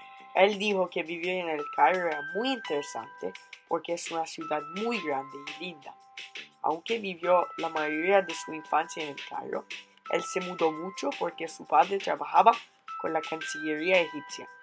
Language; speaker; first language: Spanish; non-native, fluent; English